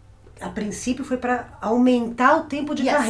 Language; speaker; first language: Portuguese; native; Portuguese